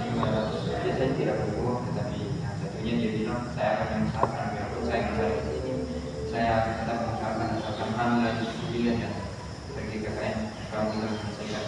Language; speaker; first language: Indonesian; non-native, local second language; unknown